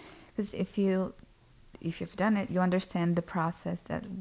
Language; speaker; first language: English; non-native, fluent; Portuguese